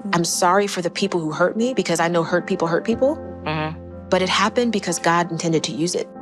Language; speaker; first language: English; native; English